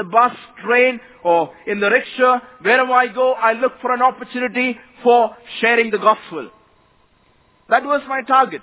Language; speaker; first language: English; non-native, local second language; Malayalam